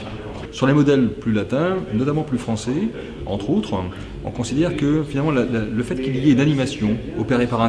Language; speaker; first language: French; native; French